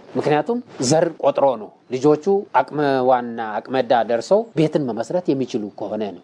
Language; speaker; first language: Amharic; non-native, local second language; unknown